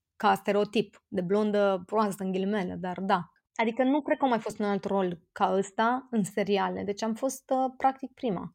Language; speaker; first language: Romanian; native; Romanian